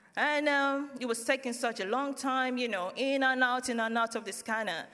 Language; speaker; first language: English; non-native, local second language; Yoruba